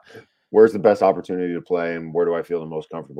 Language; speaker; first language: English; native; English